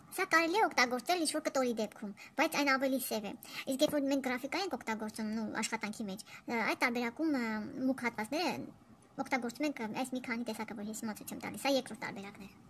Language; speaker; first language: Armenian; early bilingual, heritage; Armenian